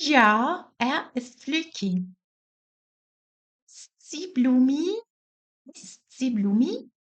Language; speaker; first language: German; non-native, fluent; Portuguese